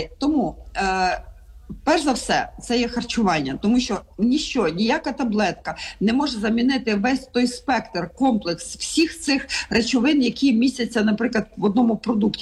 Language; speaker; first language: Ukrainian; native; Ukrainian